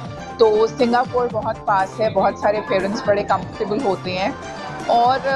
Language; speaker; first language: Hindi; native; Hindi